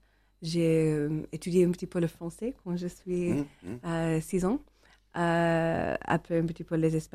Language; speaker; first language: French; non-native, learner; English